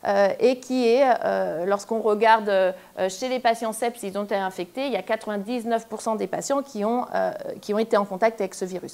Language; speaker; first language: French; native; French